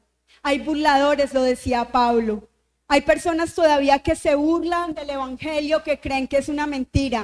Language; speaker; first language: Spanish; native; Spanish